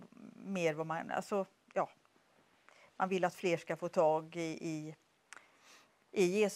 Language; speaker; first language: Swedish; native; Swedish